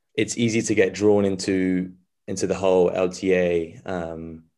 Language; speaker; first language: English; native; English